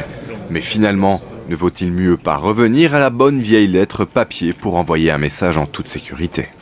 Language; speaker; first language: French; native; French